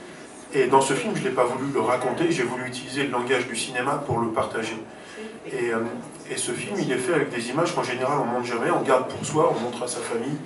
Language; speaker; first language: French; native; French